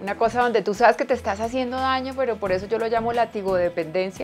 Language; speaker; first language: Spanish; native; Spanish